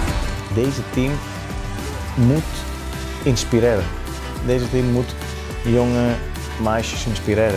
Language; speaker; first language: Dutch; non-native, fluent; Greek